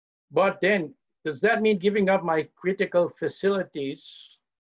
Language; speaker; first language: English; early bilingual, heritage; English